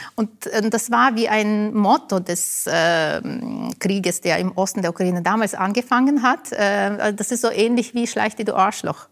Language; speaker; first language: German; non-native, fluent; Ukrainian